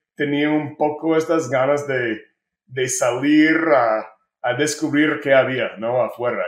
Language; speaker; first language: Spanish; non-native, fluent; English